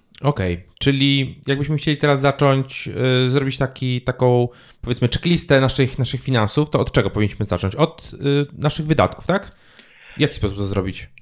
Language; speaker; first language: Polish; native; Polish